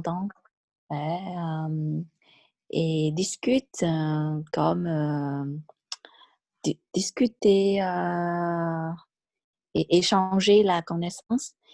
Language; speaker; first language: French; non-native, learner; Vietnamese